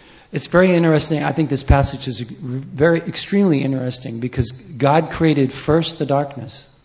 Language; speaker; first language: English; native; English